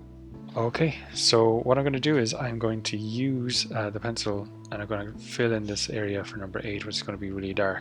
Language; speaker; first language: English; native; English